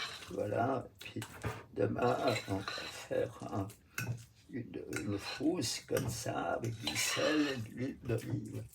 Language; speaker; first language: French; non-native, fluent; Russian